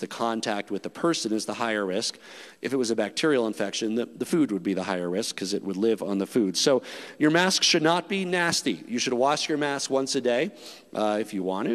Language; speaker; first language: English; native; English